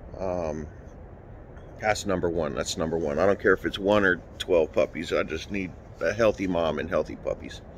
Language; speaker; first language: English; native; English